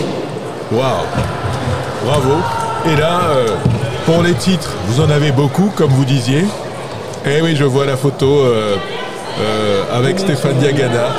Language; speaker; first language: French; native; French